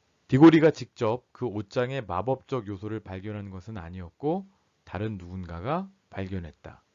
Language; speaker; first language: Korean; native; Korean